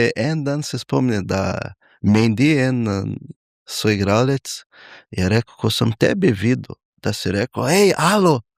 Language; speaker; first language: Slovenian; non-native, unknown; Portuguese